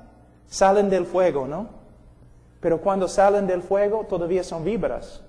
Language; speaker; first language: Spanish; non-native, fluent; English